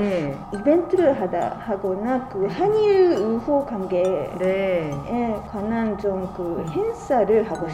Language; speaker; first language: Korean; non-native, fluent; Japanese